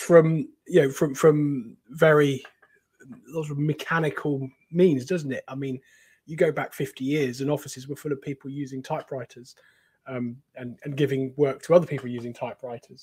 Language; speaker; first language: English; native; English